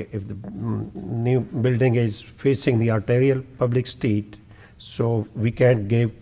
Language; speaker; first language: English; non-native, local second language; Punjabi